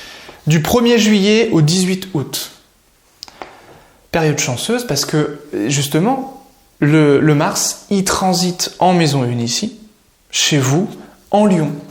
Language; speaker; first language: French; native; French